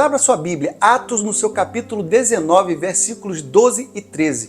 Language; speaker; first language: Portuguese; native; Portuguese